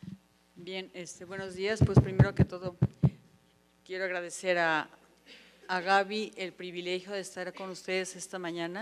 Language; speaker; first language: Spanish; native; Spanish